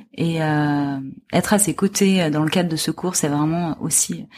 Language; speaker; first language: French; native; French